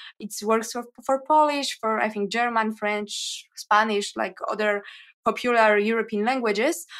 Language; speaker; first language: English; non-native, fluent; Polish